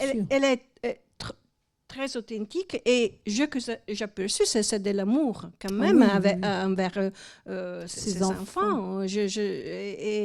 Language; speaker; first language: French; non-native, fluent; Italian